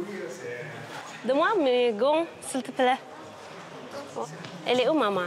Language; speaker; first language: French; non-native, learner; Tigrinya